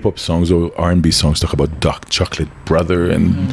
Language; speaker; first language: English; native; English